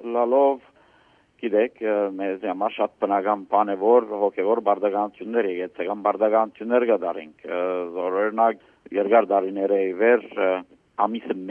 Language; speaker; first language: Armenian; early bilingual, heritage; Armenian